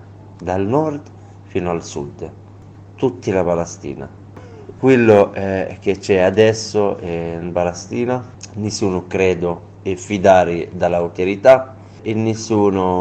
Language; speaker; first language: Italian; non-native, learner; Arabic